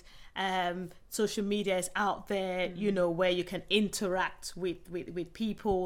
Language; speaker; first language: English; non-native, local second language; Yoruba